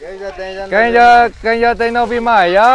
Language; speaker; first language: Portuguese; non-native, learner; Vietnamese